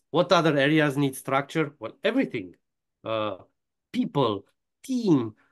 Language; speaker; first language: English; non-native, fluent; Romanian